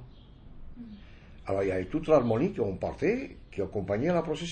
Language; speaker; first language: French; non-native, fluent; Italian